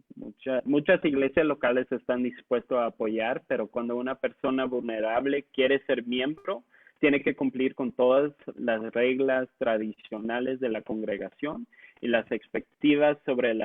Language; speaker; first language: Spanish; non-native, local second language; English